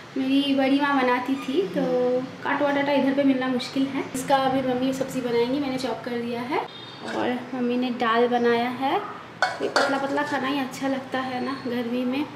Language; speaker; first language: Hindi; non-native, local second language; Bangla